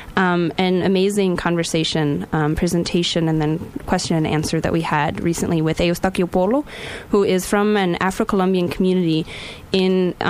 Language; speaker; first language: English; native; English